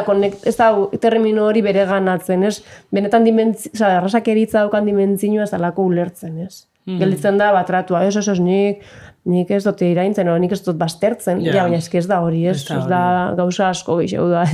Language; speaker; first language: Basque; native; Basque